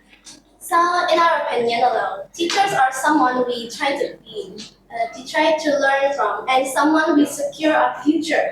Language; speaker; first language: English; non-native, learner; Indonesian